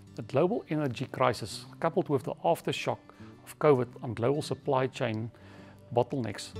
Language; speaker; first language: English; non-native, local second language; Afrikaans